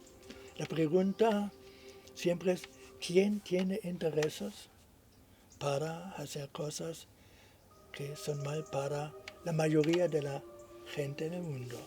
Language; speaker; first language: Spanish; non-native, fluent; German